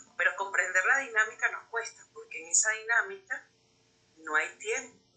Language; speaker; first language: Spanish; native; Spanish